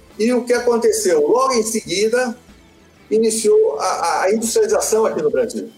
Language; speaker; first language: Portuguese; early bilingual, other home language; Italian